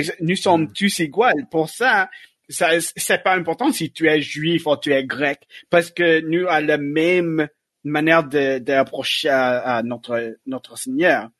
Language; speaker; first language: French; non-native, learner; English